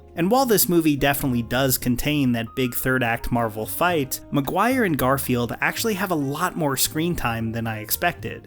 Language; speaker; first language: English; native; English